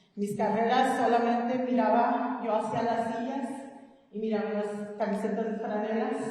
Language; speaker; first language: Spanish; early bilingual, heritage; Spanish